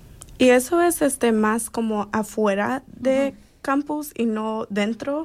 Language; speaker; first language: Spanish; early bilingual, heritage; Spanish